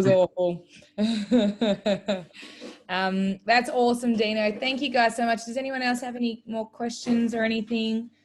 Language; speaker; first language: English; native; English